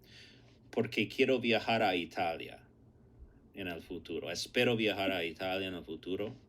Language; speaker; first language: Spanish; non-native, learner; English